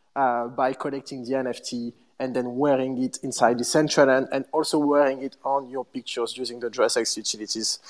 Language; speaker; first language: English; non-native, fluent; French